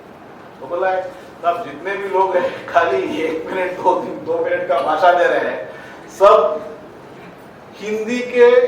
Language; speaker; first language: Hindi; non-native, local second language; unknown